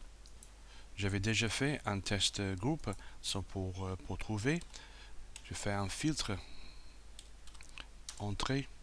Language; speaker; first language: French; non-native, fluent; English